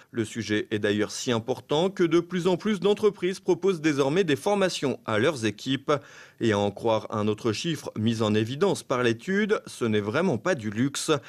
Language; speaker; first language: French; native; French